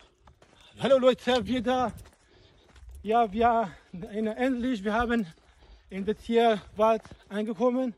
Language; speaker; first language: German; non-native, learner; Persian